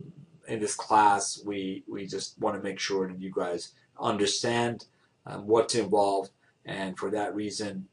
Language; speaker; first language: English; non-native, fluent; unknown